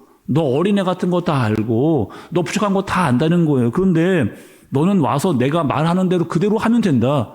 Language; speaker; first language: Korean; native; Korean